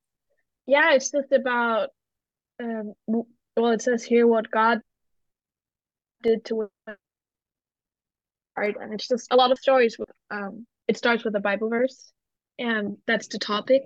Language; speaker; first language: English; non-native, fluent; Danish